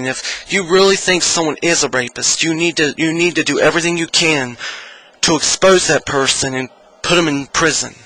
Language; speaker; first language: English; native; English